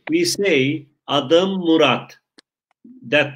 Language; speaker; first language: English; non-native, fluent; Turkish